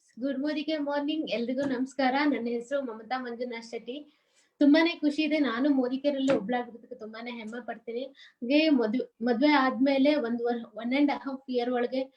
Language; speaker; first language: Kannada; native; Kannada